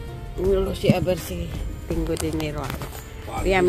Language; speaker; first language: Spanish; non-native, learner; Filipino